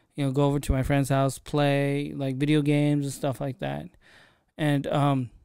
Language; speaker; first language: English; native; English